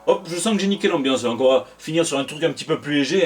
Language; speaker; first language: French; native; French